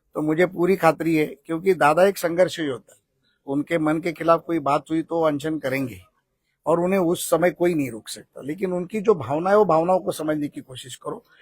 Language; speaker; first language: Hindi; non-native, local second language; Marathi